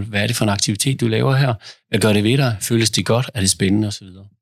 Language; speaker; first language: Danish; native; Danish